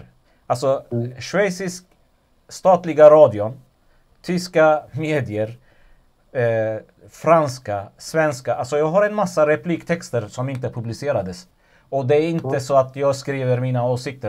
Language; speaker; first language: Swedish; non-native, fluent; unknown